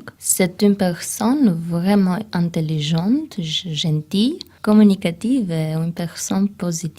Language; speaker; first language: French; non-native, learner; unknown